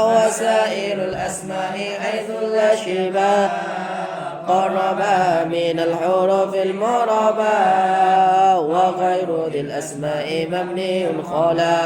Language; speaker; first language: Arabic; non-native, fluent; Indonesian